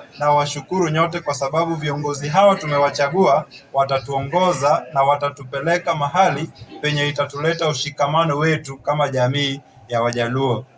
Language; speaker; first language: Swahili; non-native, local second language; Luo (Kenya and Tanzania)